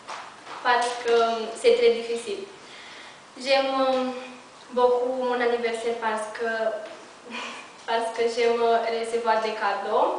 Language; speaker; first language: French; non-native, learner; Romanian